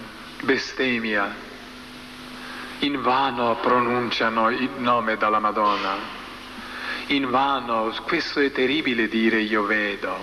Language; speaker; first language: Italian; non-native, learner; Croatian